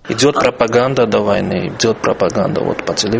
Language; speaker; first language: Russian; non-native, fluent; Georgian